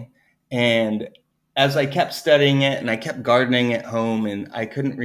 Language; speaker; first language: English; native; English